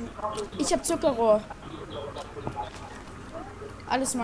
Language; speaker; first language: German; early bilingual, other home language; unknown